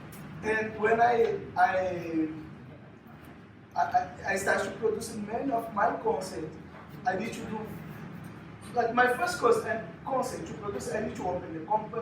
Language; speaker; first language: English; non-native, fluent; Portuguese